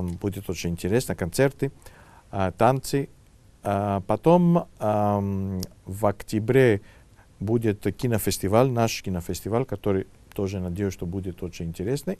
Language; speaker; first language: Russian; non-native, fluent; Greek